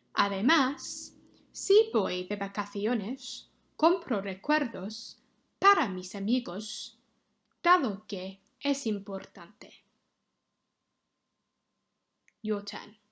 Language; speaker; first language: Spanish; non-native, fluent; English